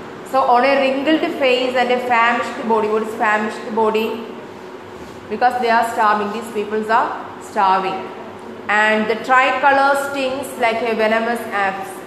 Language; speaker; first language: English; non-native, local second language; Malayalam